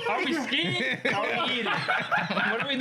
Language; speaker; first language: English; early bilingual, other home language; Spanish